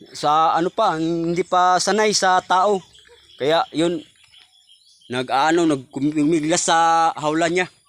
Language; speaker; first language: Filipino; non-native, local second language; Cebuano